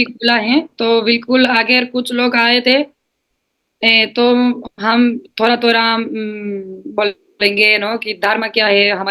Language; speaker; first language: Hindi; non-native, learner; Spanish